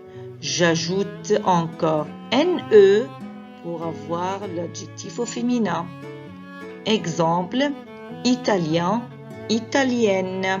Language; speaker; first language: French; non-native, fluent; Arabic